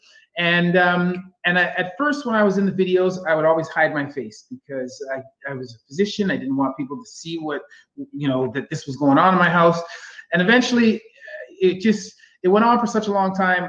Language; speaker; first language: English; native; English